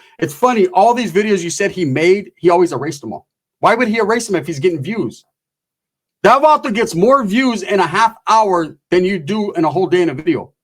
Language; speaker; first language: English; native; English